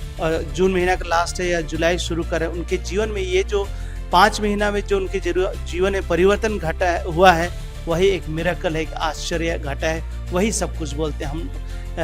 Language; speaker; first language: Hindi; native; Hindi